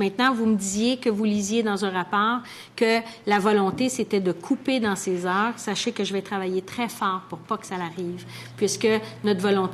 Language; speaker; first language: French; native; French